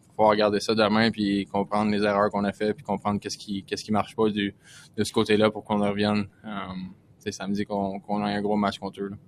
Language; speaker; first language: French; native; French